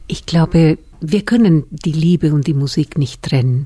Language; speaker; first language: German; non-native, fluent; Spanish